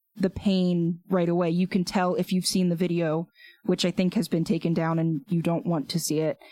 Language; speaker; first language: English; native; English